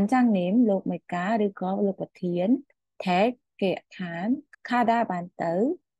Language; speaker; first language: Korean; non-native, fluent; Khmer